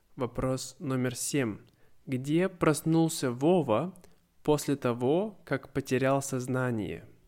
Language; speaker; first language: Russian; native; Russian